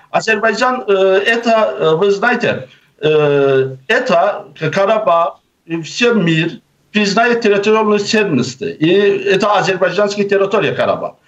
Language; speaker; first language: Russian; non-native, local second language; Azerbaijani